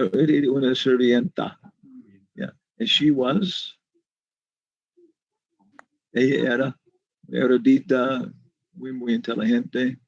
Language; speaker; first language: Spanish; non-native, learner; English